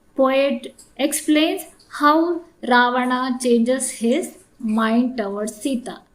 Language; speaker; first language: English; non-native, local second language; Kannada